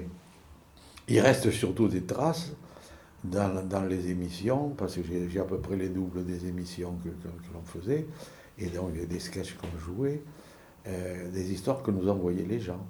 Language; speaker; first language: French; native; French